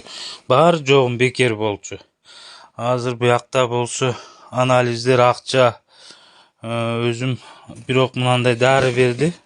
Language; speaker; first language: Kyrgyz; native; Kyrgyz